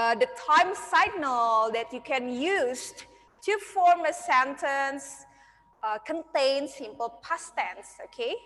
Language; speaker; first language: English; non-native, fluent; Indonesian